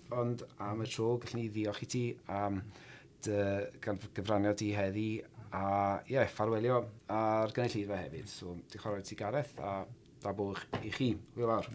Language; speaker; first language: Welsh; native; Welsh